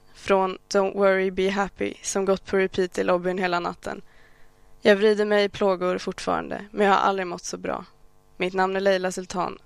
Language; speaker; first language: Swedish; early bilingual, other home language; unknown